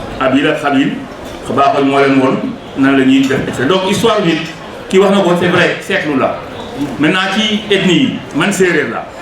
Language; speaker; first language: Wolof; non-native, local second language; Serer